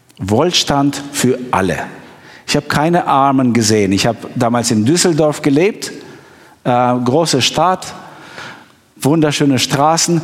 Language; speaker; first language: German; non-native, fluent; Albanian